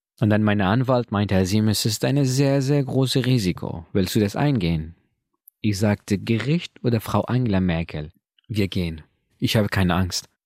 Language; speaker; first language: German; non-native, learner; Persian